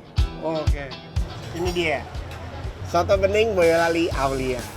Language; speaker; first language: Indonesian; native; Indonesian